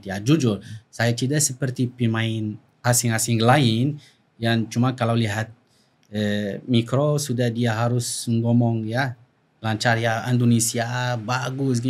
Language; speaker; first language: Indonesian; non-native, fluent; Arabic